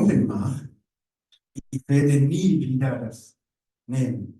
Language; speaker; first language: German; non-native, learner; Rundi